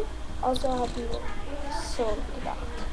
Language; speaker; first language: German; non-native, learner; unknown